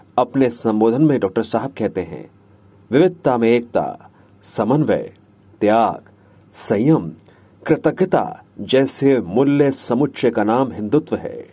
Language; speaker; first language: Hindi; native; Hindi